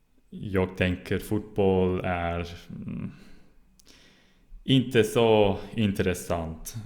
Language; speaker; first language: Swedish; non-native, learner; German